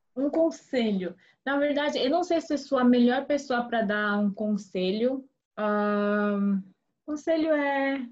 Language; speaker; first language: Portuguese; early bilingual, other home language; Korean